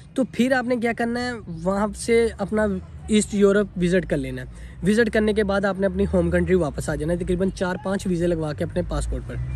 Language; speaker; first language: Urdu; non-native, local second language; Punjabi